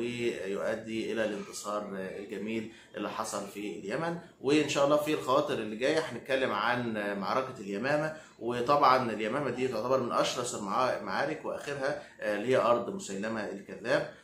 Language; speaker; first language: Arabic; native; Arabic